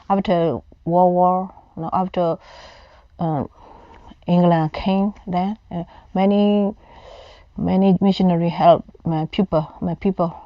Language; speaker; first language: English; non-native, learner; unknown